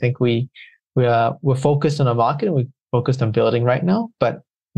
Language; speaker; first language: English; native; English